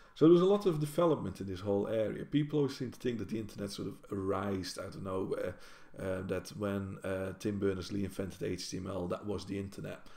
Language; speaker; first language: English; non-native, fluent; Dutch